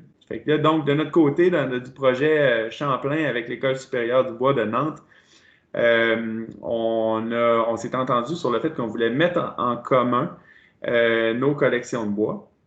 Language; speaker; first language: French; native; French